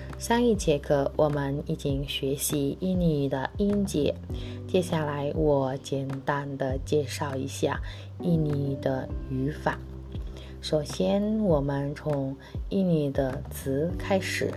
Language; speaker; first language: Chinese; non-native, fluent; Indonesian